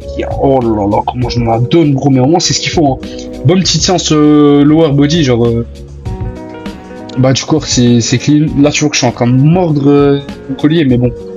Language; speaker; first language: French; native; French